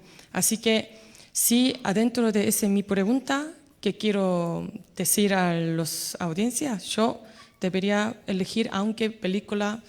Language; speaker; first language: Spanish; non-native, fluent; Korean